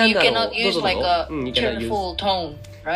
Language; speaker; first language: English; non-native, fluent; Indonesian